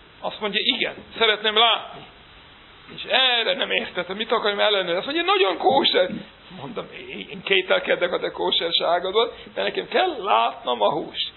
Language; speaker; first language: Hungarian; non-native, fluent; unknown